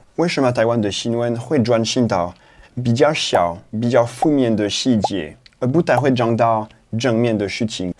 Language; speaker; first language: Chinese; non-native, fluent; French